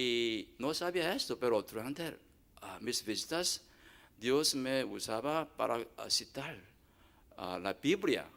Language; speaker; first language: Spanish; non-native, learner; Korean